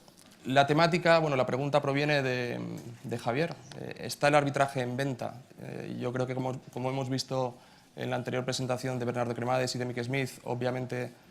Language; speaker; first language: Spanish; native; Spanish